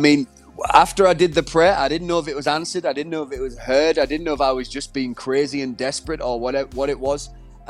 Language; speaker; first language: English; native; English